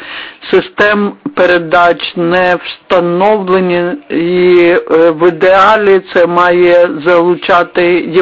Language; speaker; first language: Ukrainian; non-native, fluent; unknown